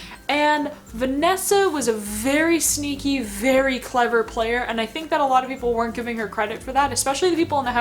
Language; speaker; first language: English; native; English